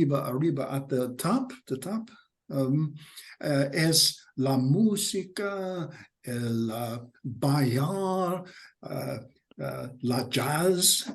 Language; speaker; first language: Spanish; non-native, learner; English